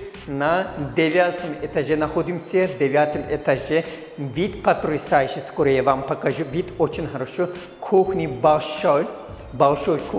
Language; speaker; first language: Russian; non-native, fluent; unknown